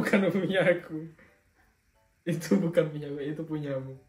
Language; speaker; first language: Indonesian; native; Indonesian